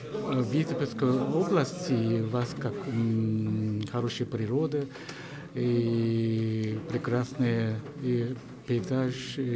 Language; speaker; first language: Russian; non-native, fluent; Japanese